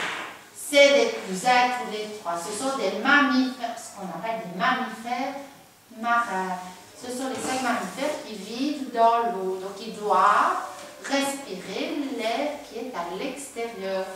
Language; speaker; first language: French; native; French